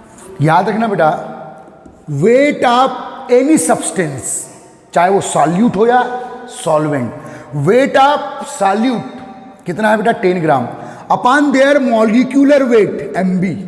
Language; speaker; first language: Hindi; native; Hindi